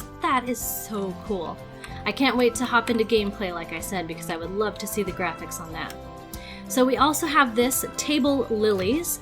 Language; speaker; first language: English; native; English